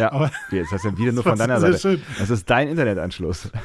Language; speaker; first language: German; native; German